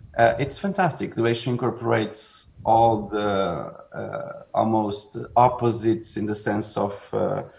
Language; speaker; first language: English; non-native, fluent; Portuguese